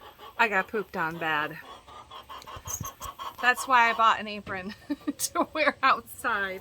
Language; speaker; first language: English; native; English